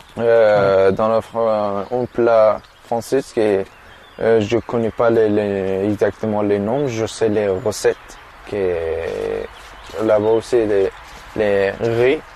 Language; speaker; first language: French; non-native, learner; Persian